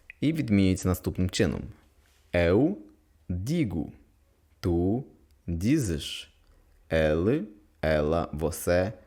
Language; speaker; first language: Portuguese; non-native, fluent; Ukrainian